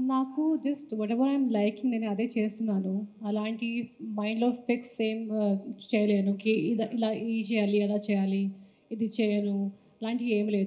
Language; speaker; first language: Telugu; non-native, fluent; Hindi